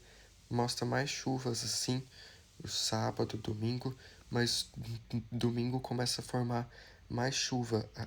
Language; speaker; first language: Portuguese; non-native, learner; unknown